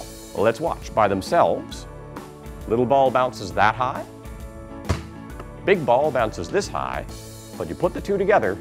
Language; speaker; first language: English; native; English